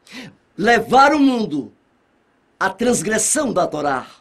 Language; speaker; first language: Portuguese; native; Portuguese